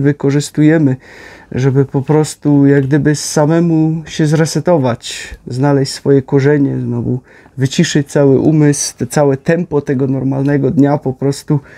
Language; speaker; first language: Polish; native; Polish